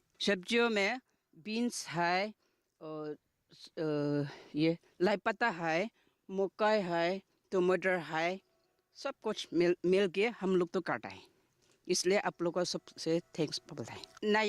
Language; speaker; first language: Hindi; non-native, local second language; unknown